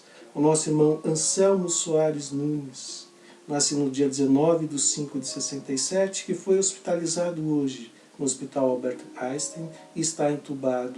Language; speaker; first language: Portuguese; native; Portuguese